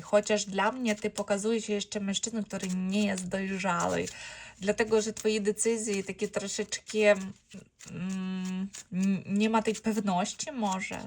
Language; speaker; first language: Polish; non-native, fluent; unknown